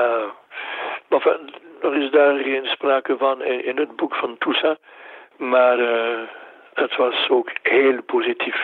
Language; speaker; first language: Dutch; non-native, local second language; French